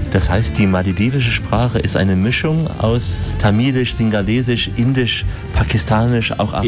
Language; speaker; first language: German; native; German